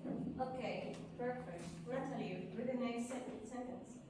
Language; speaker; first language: English; non-native, learner; Spanish